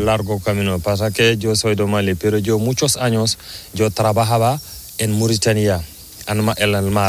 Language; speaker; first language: Spanish; non-native, learner; Fula